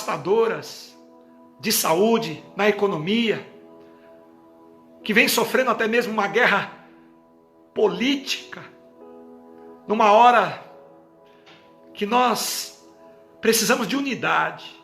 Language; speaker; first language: Portuguese; native; Portuguese